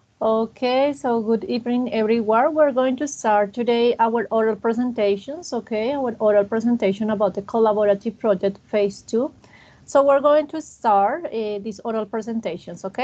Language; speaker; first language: English; non-native, fluent; Spanish